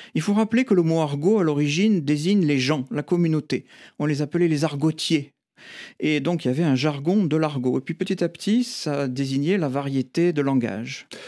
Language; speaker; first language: French; native; French